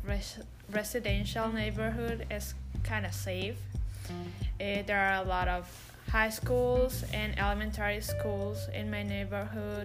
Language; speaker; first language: English; non-native, fluent; Spanish